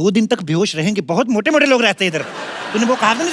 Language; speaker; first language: Hindi; native; Hindi